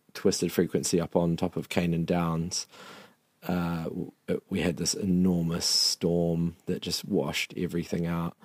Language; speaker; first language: English; native; English